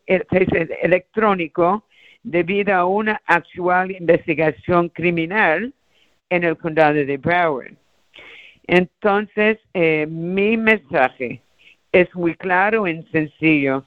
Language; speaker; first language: Spanish; early bilingual, heritage; Spanish